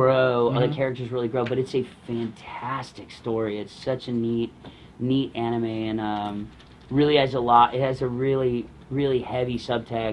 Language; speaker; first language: English; native; English